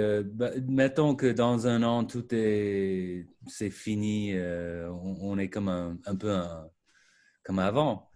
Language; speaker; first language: French; non-native, fluent; English